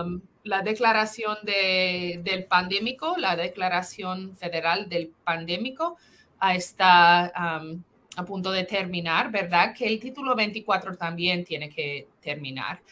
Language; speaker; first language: Spanish; non-native, fluent; English